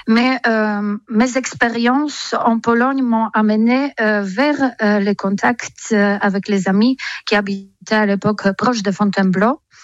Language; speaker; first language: French; non-native, fluent; Polish